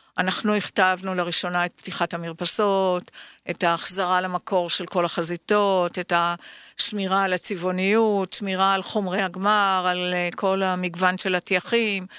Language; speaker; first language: Hebrew; native; Hebrew